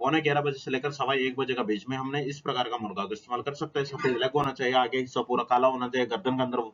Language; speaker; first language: Hindi; non-native, local second language; Telugu